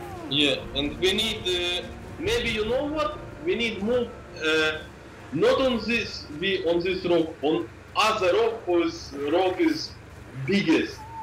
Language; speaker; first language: English; non-native, learner; Russian